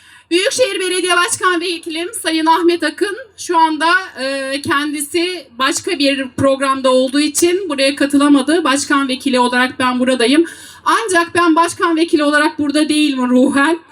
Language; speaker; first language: Turkish; non-native, local second language; Adyghe